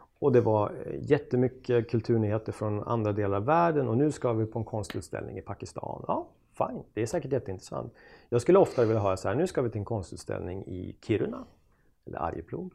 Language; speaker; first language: Swedish; native; Swedish